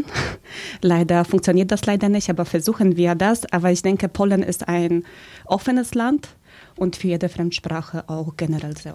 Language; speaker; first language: German; early bilingual, other home language; Polish